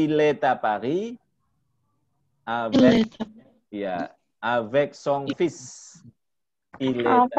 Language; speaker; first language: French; non-native, fluent; Indonesian